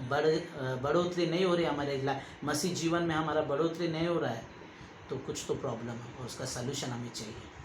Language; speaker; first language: Hindi; non-native, local second language; Kannada